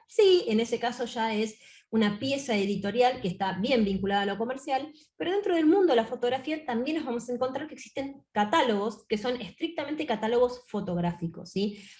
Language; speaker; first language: Spanish; native; Spanish